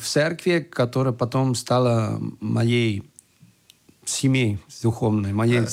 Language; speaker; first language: Russian; non-native, fluent; Spanish